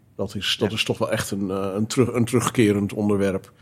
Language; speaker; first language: Dutch; native; Dutch